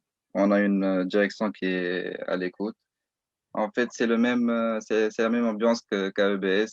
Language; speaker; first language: French; non-native, local second language; Arabic